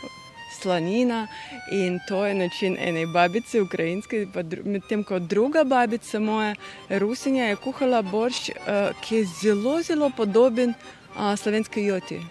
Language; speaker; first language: Slovenian; non-native, fluent; Russian